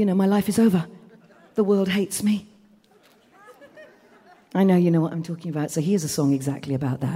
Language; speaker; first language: English; native; English